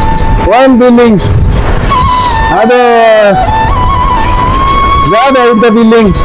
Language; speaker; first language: Arabic; non-native, learner; Bangla